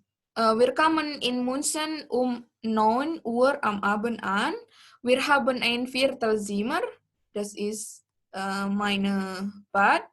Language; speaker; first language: German; non-native, learner; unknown